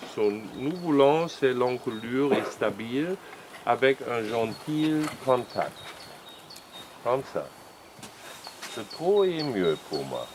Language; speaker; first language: French; non-native, learner; German